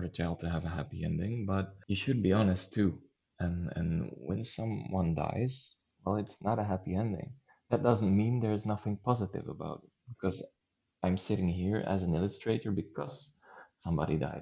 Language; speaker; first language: English; non-native, fluent; Dutch